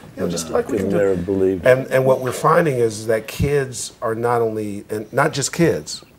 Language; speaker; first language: English; native; English